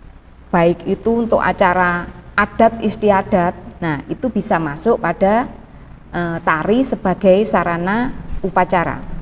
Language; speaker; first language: Malay; native; Malay